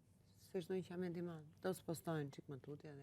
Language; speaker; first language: Albanian; native; Albanian